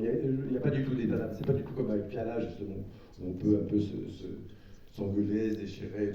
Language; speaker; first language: French; native; French